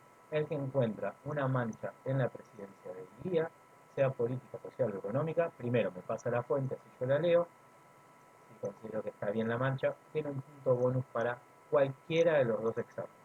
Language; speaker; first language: Spanish; native; Spanish